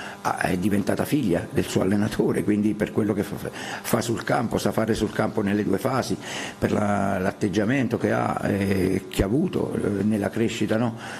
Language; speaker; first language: Italian; native; Italian